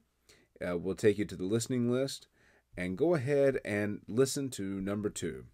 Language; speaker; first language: English; native; English